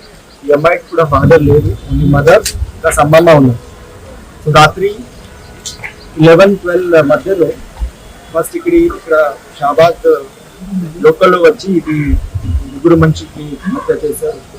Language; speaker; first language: Telugu; non-native, fluent; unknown